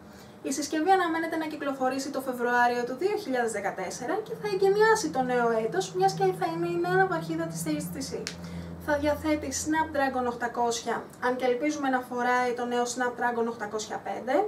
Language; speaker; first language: Greek; native; Greek